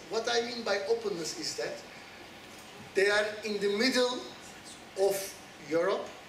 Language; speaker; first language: English; non-native, fluent; Turkish